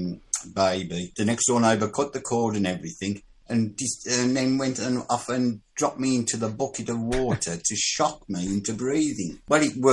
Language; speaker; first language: English; native; English